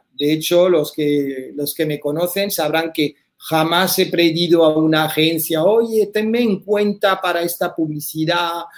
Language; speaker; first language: Spanish; early bilingual, heritage; French